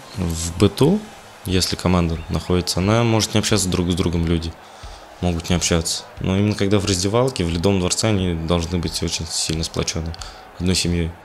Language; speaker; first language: Russian; native; Russian